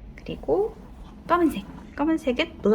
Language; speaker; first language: Korean; native; Korean